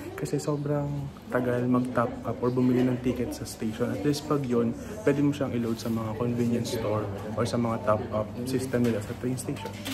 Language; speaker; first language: Filipino; native; Filipino